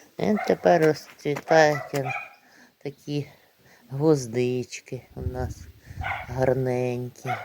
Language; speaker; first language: Ukrainian; native; Ukrainian